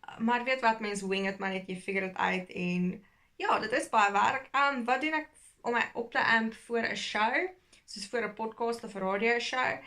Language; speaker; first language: Afrikaans; early bilingual, heritage; Afrikaans